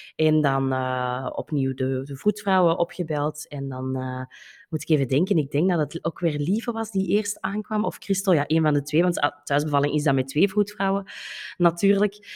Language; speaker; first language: Dutch; native; Dutch